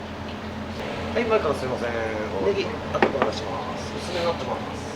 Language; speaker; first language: Japanese; native; Japanese